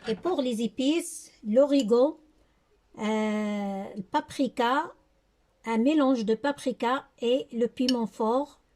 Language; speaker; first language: French; non-native, local second language; Arabic